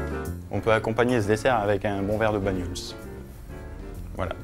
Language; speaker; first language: French; native; French